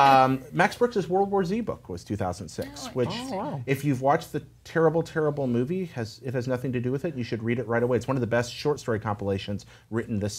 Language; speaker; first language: English; native; English